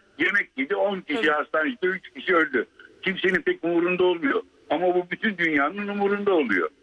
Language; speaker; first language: Turkish; native; Turkish